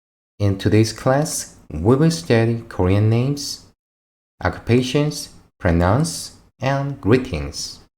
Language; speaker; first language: English; non-native, fluent; Korean